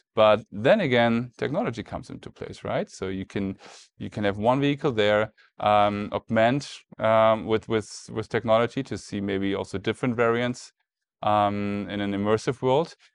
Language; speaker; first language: English; non-native, fluent; German